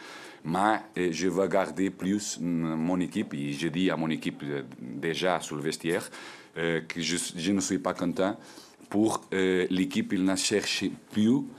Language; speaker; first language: French; non-native, learner; Portuguese